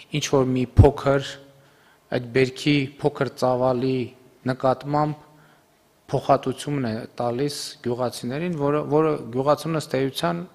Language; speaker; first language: Armenian; native; Armenian